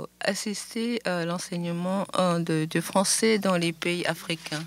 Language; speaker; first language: French; non-native, fluent; Japanese